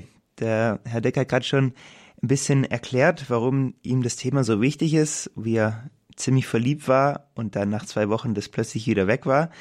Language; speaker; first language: German; native; German